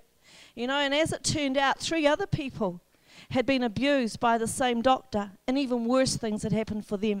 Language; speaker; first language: English; native; English